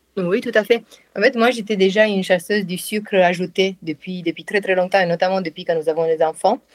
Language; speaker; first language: French; non-native, fluent; Romanian